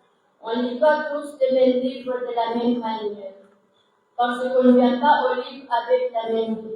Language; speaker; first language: French; non-native, local second language; Comorian